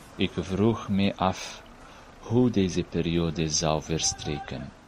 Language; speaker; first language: Dutch; non-native, learner; Arabic